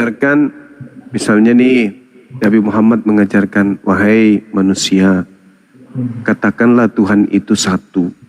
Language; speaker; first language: Indonesian; native; Indonesian